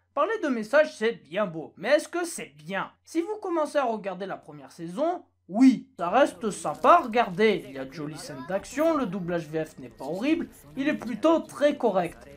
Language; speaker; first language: French; native; French